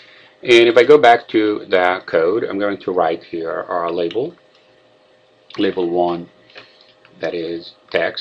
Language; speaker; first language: English; non-native, fluent; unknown